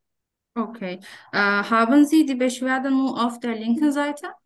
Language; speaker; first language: German; non-native, fluent; Turkish